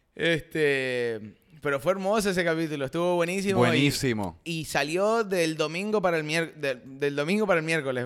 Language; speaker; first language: Spanish; native; Spanish